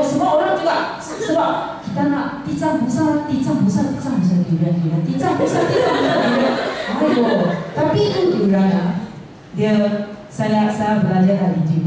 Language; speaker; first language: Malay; non-native, local second language; Chinese